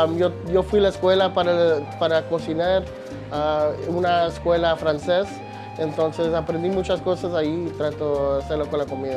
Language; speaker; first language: Spanish; early bilingual, other home language; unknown